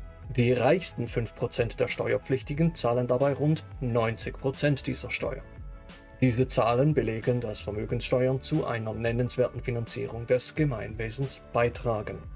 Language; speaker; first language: German; native; German